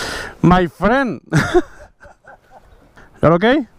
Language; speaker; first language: English; non-native, learner; Spanish